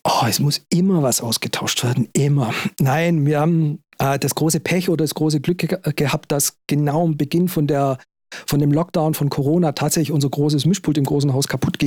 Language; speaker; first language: German; native; German